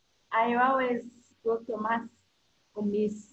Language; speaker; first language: English; non-native, learner; Portuguese